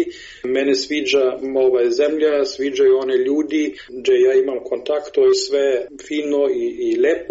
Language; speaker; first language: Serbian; non-native, learner; German